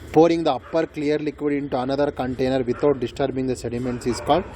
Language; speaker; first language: English; non-native, local second language; Kannada